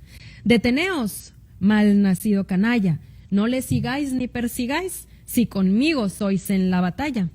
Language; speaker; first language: Spanish; native; Spanish